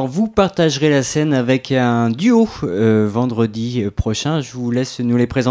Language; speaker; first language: French; native; French